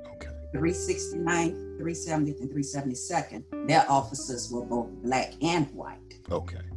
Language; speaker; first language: English; native; English